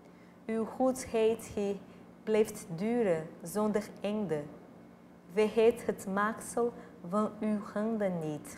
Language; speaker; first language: Dutch; non-native, fluent; Portuguese